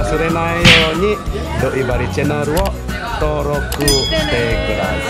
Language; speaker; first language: Japanese; non-native, fluent; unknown